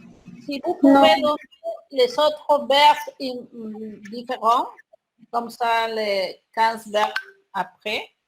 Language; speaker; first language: French; non-native, learner; Spanish